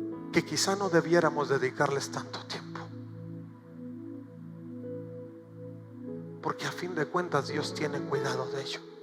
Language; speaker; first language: Spanish; native; Spanish